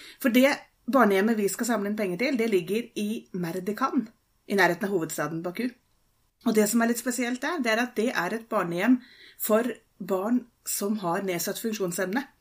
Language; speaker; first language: Norwegian; native; Norwegian